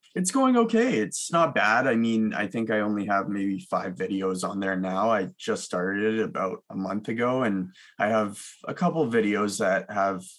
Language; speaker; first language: English; native; English